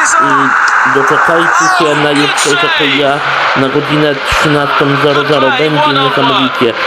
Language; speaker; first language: Polish; native; Polish